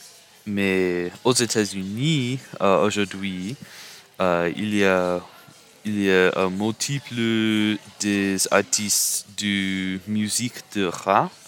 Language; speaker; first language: French; non-native, learner; English